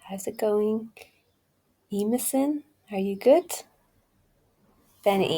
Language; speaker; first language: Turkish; non-native, learner; English